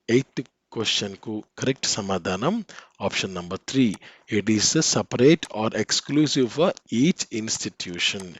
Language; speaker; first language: English; non-native, local second language; Telugu